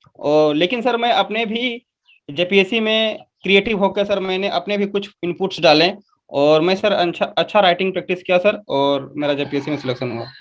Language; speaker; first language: Hindi; non-native, local second language; Magahi